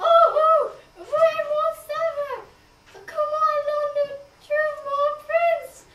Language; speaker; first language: French; non-native, learner; English